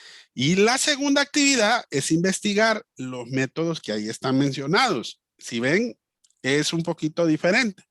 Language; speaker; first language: Spanish; native; Spanish